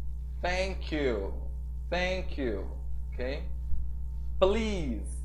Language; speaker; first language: English; non-native, fluent; Portuguese